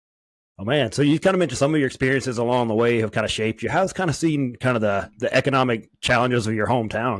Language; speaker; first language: English; native; English